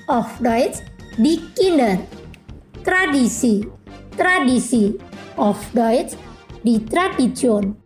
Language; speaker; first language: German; non-native, fluent; Indonesian